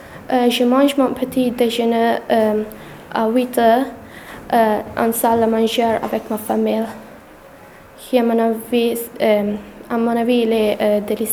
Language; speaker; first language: French; non-native, learner; English